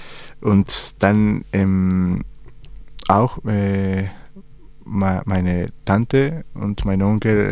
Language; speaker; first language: German; non-native, learner; Spanish